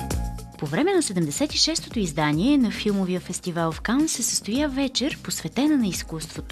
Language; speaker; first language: Bulgarian; native; Bulgarian